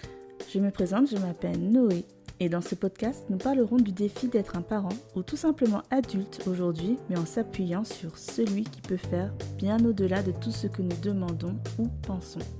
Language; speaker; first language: French; native; French